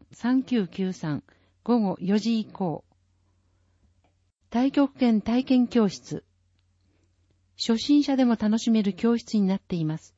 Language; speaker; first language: Japanese; native; Japanese